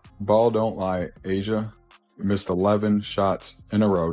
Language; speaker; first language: English; native; English